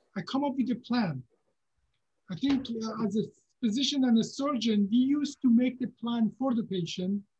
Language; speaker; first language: English; non-native, fluent; Persian